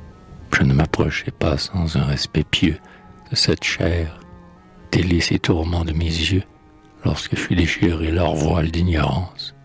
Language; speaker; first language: French; native; French